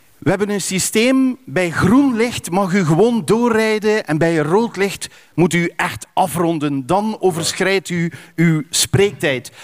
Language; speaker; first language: Dutch; native; Dutch